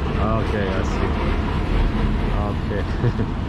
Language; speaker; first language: English; non-native, learner; Ukrainian